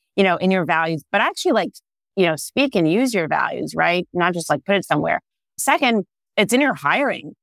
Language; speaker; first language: English; non-native, fluent; Hebrew